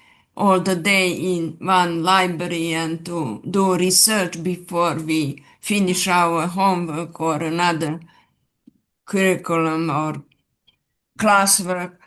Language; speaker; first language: English; non-native, fluent; Serbian